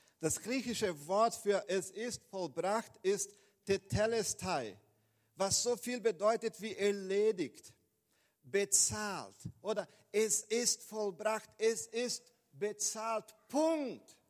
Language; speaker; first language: German; non-native, fluent; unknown